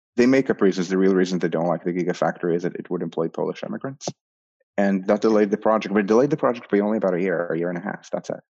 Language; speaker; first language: English; non-native, fluent; Hebrew